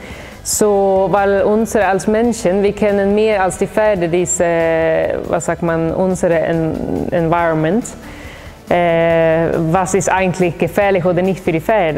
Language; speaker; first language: German; non-native, fluent; Swedish